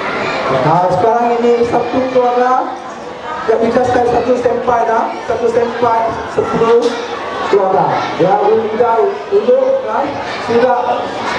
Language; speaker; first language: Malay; non-native, local second language; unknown